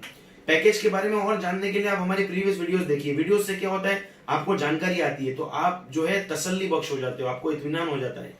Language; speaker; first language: Hindi; native; Hindi